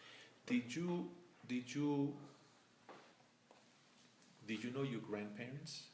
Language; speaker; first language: English; non-native, fluent; Spanish